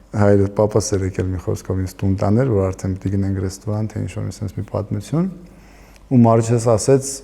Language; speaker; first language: Armenian; native; Armenian